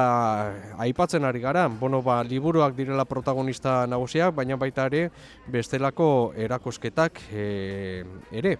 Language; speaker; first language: Basque; native; Basque